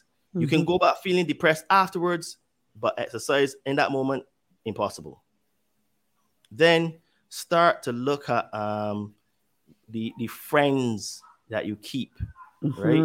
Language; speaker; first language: English; native; English